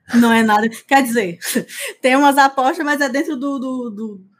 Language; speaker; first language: Portuguese; native; Portuguese